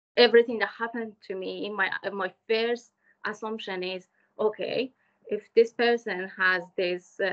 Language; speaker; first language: English; non-native, fluent; Persian